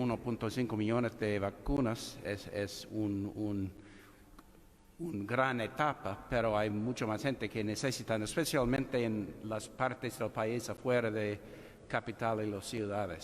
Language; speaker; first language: Spanish; non-native, fluent; English